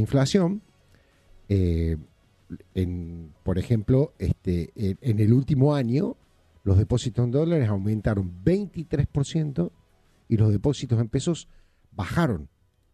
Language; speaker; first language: Spanish; native; Spanish